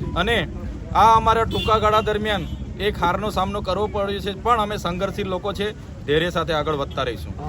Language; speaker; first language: Gujarati; non-native, local second language; Vasavi